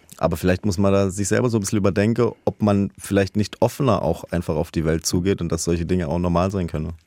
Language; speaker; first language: German; native; German